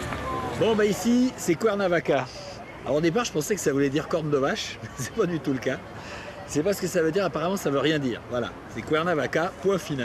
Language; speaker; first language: French; native; French